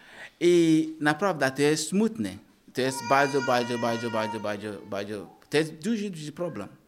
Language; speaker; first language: Polish; non-native, learner; Ukrainian